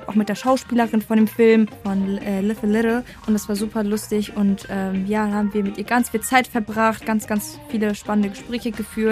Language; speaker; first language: German; native; German